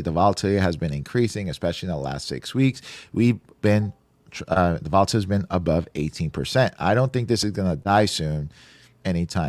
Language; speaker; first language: English; native; English